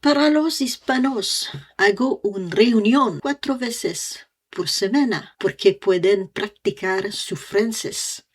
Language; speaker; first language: Spanish; non-native, learner; French